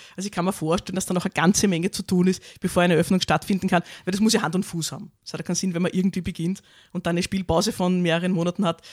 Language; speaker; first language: German; native; German